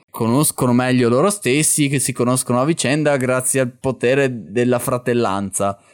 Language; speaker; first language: Italian; native; Italian